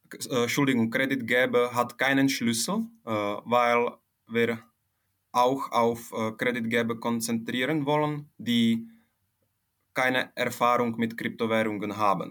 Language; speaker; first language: German; non-native, fluent; Czech